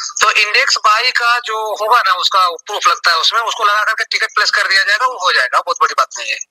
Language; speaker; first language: Hindi; native; Hindi